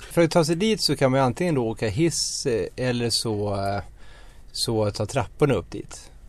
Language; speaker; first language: Swedish; native; Swedish